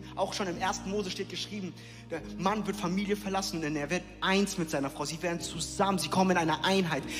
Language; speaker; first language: German; native; German